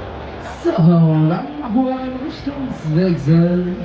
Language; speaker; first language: German; native; German